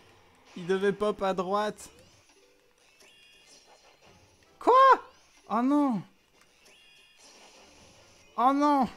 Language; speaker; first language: French; native; French